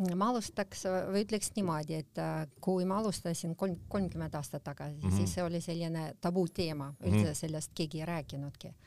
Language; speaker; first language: Estonian; non-native, local second language; Russian